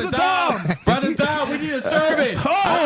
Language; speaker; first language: English; native; English